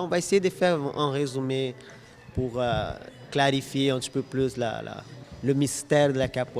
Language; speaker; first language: French; non-native, fluent; Portuguese